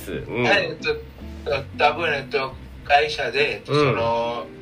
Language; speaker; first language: Japanese; non-native, learner; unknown